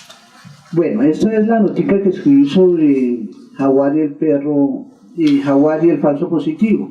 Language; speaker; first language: Spanish; native; Spanish